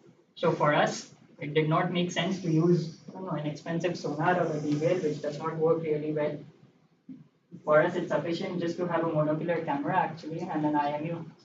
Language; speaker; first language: English; non-native, fluent; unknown